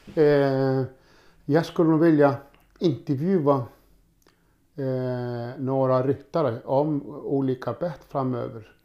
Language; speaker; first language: Swedish; non-native, fluent; Icelandic